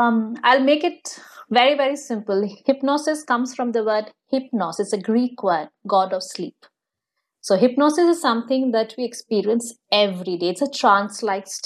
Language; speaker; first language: English; non-native, local second language; Bangla